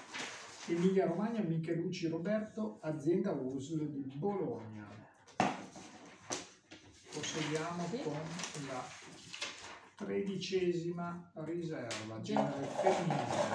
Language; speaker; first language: Italian; native; Italian